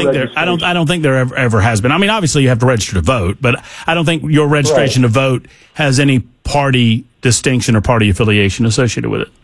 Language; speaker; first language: English; native; English